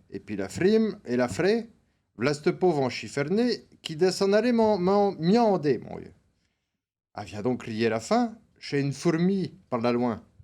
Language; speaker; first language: French; native; French